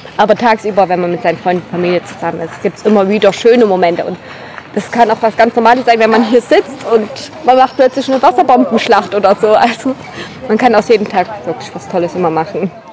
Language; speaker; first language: German; native; German